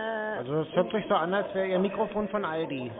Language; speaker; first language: German; native; German